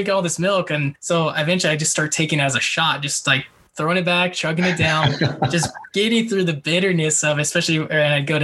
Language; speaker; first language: English; native; English